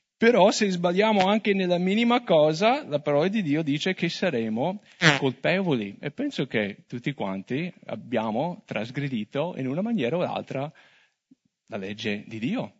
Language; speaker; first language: Italian; non-native, fluent; English